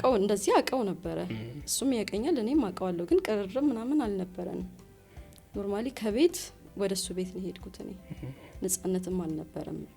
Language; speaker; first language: Amharic; native; Amharic